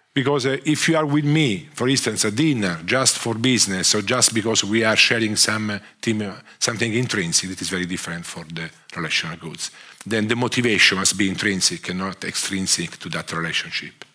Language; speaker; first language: English; non-native, fluent; Italian